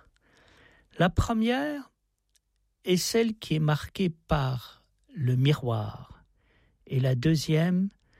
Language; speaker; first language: French; native; French